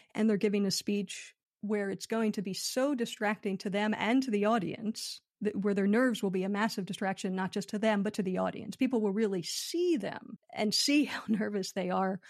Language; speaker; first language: English; native; English